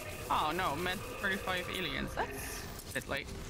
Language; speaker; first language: English; non-native, fluent; Dutch